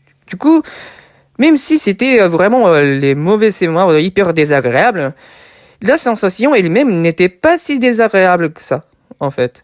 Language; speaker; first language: French; non-native, fluent; Japanese